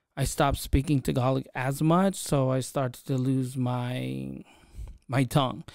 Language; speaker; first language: English; native; English